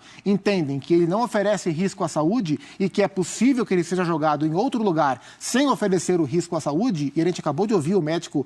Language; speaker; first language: Portuguese; native; Portuguese